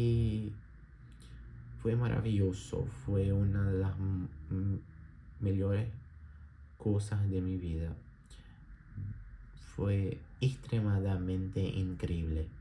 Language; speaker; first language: Spanish; non-native, learner; Portuguese